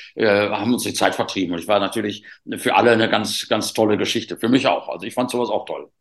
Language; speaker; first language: German; native; German